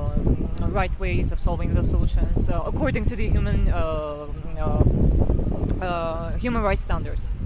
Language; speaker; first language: English; non-native, fluent; Armenian